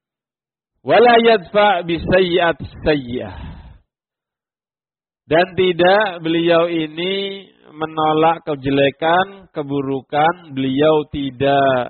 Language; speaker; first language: Indonesian; native; Indonesian